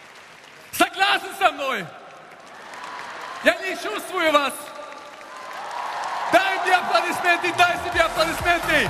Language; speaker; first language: Russian; non-native, fluent; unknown